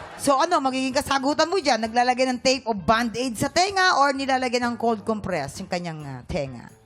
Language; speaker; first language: Filipino; native; Filipino